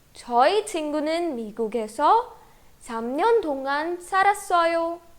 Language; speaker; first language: Korean; non-native, fluent; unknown